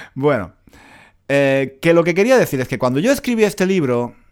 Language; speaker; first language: Spanish; native; Spanish